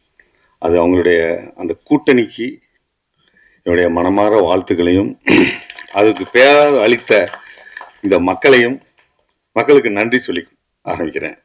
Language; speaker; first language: Tamil; native; Tamil